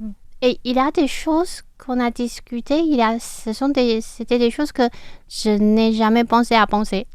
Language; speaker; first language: French; non-native, fluent; Chinese